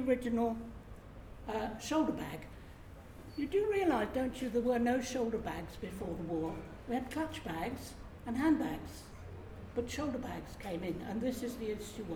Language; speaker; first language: English; native; English